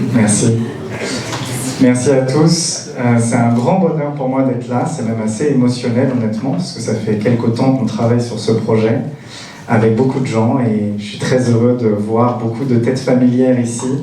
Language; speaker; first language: French; native; French